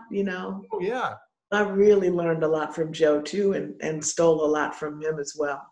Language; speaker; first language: English; native; English